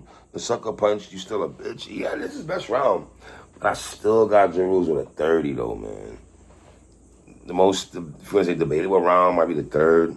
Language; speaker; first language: English; native; English